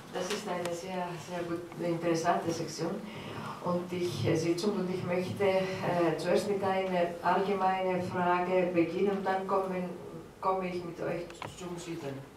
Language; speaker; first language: German; non-native, fluent; Greek